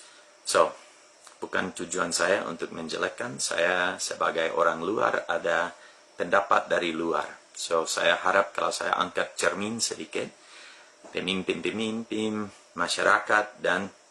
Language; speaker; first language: Indonesian; non-native, fluent; English